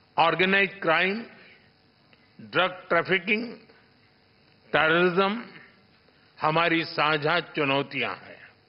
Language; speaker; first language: Hindi; non-native, local second language; Gujarati